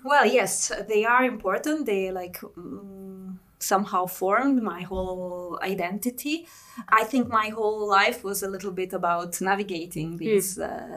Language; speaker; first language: English; non-native, fluent; Italian